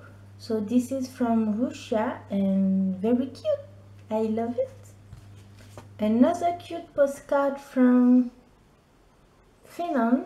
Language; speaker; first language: English; non-native, learner; French